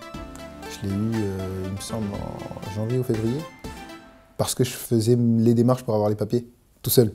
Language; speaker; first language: French; native; French